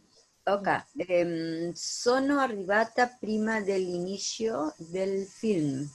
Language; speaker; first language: Italian; non-native, learner; Spanish